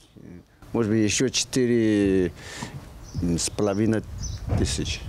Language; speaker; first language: Russian; non-native, learner; Chinese